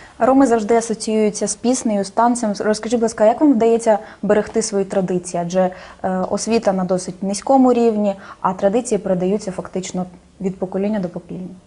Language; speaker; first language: Ukrainian; native; Ukrainian